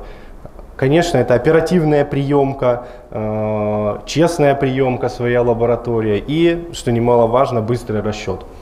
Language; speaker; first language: Russian; native; Russian